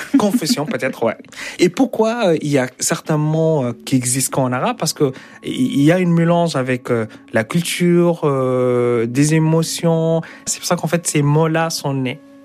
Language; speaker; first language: French; non-native, fluent; Arabic